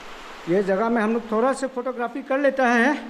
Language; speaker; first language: Hindi; non-native, local second language; Khasi